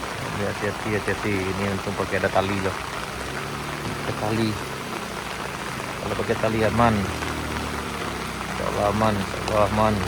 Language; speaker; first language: Indonesian; non-native, local second language; Minangkabau